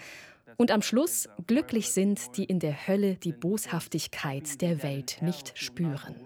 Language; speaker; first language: German; native; German